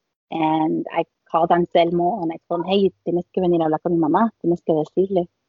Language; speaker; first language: Spanish; early bilingual, heritage; Spanish